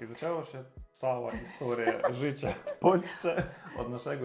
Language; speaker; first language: Polish; non-native, learner; Russian